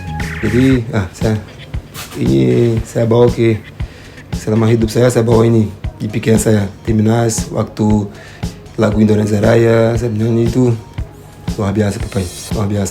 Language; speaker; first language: Indonesian; non-native, fluent; Portuguese